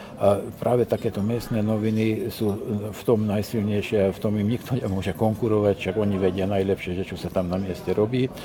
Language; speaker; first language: Slovak; early bilingual, heritage; Slovak